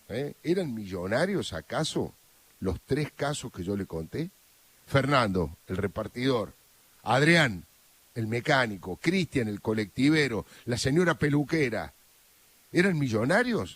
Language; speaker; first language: Spanish; native; Spanish